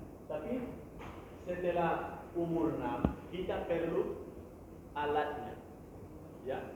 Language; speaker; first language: Indonesian; non-native, learner; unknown